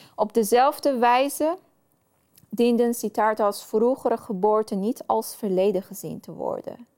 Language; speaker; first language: Dutch; non-native, fluent; Persian